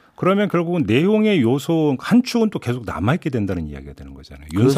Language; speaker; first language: Korean; native; Korean